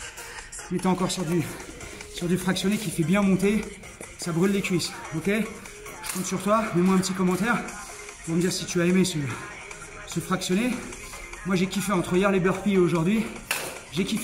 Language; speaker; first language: French; native; French